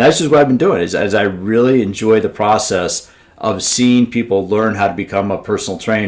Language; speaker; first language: English; native; English